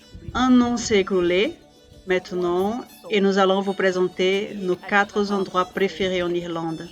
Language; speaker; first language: French; non-native, fluent; Portuguese